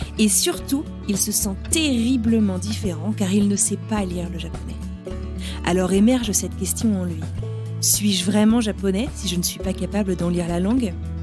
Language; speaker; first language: French; native; French